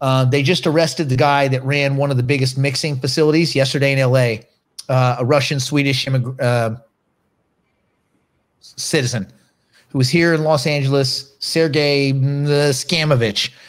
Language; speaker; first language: English; native; English